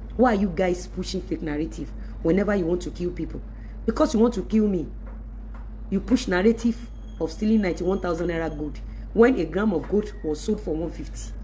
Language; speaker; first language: English; non-native, local second language; Yoruba